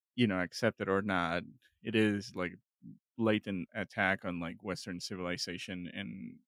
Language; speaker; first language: English; non-native, fluent; Spanish